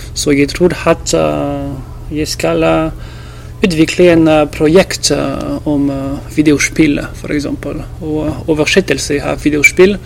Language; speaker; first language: Norwegian; non-native, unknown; French